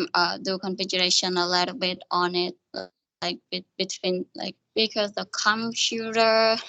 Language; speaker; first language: English; non-native, learner; Khmer